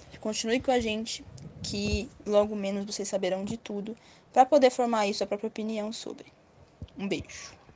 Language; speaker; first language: Portuguese; native; Portuguese